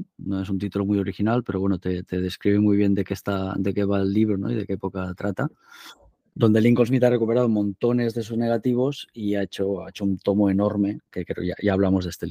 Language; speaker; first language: Spanish; native; Spanish